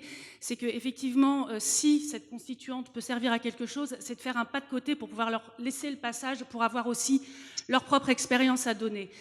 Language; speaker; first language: French; native; French